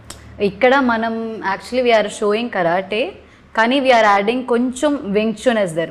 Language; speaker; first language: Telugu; non-native, learner; Malayalam